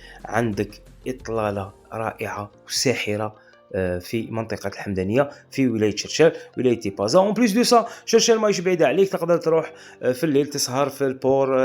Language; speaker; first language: Arabic; native; Arabic